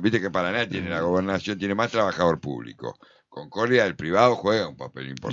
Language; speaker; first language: Spanish; native; Spanish